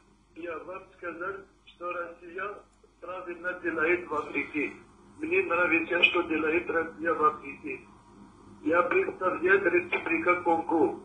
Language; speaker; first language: Russian; non-native, learner; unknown